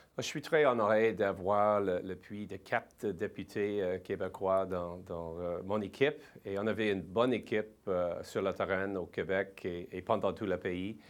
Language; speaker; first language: French; non-native, learner; English